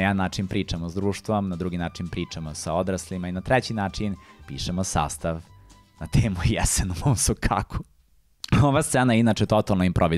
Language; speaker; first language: Serbian; native; Serbian